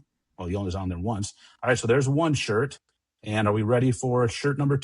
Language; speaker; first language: English; native; English